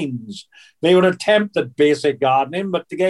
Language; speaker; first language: English; native; English